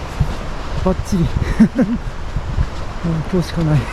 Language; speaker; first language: Japanese; native; Japanese